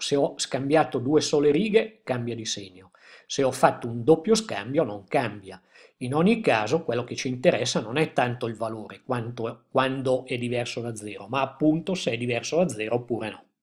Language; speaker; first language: Italian; native; Italian